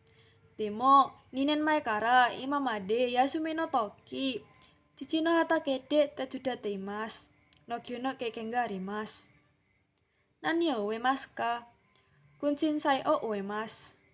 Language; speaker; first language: Japanese; non-native, learner; Indonesian